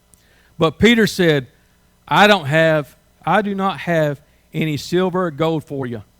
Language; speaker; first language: English; native; English